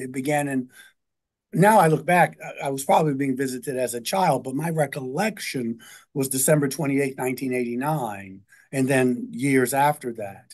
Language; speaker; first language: English; native; English